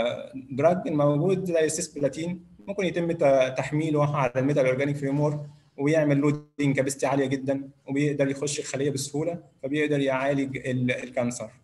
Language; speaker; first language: Arabic; native; Arabic